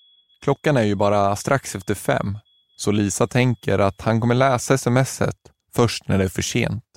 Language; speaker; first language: Swedish; native; Swedish